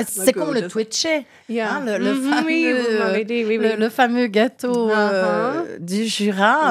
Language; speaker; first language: French; native; French